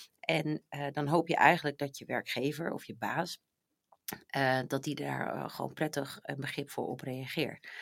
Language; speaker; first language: Dutch; native; Dutch